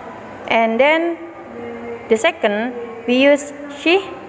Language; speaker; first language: English; non-native, learner; Indonesian